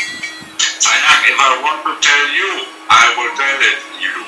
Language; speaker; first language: English; non-native, fluent; German